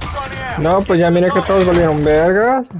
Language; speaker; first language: Spanish; early bilingual, heritage; Spanish